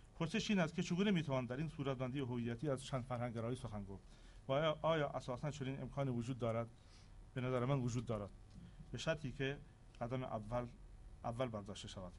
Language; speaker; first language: Persian; non-native, local second language; Central Kurdish